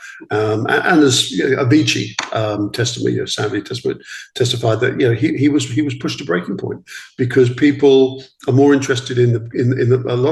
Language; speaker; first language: English; native; English